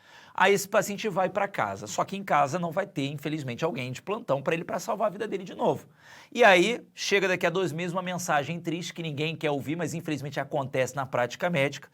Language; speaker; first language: Portuguese; native; Portuguese